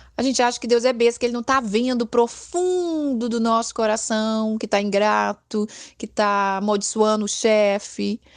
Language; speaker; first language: Portuguese; native; Portuguese